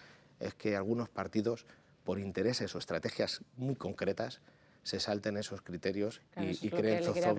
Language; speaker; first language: Spanish; native; Spanish